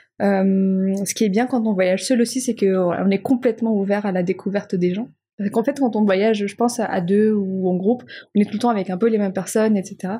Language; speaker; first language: French; non-native, local second language; Malagasy